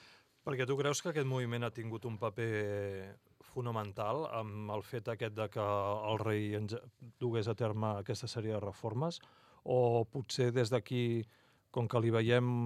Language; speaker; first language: Catalan; native; Catalan